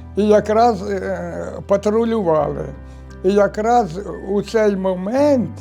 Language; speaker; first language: Ukrainian; native; Ukrainian